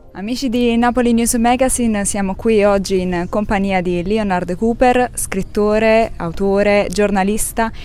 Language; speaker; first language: Italian; native; Italian